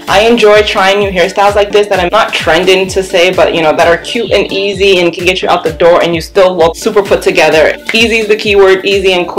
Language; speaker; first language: English; native; English